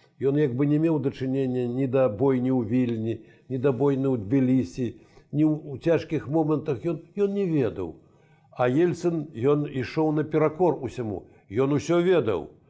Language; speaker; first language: Belarusian; native; Belarusian